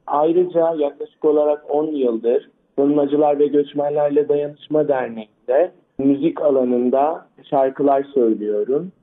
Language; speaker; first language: Turkish; early bilingual, other home language; Arabic